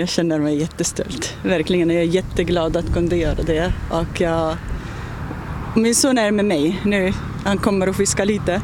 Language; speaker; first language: Swedish; non-native, learner; Arabic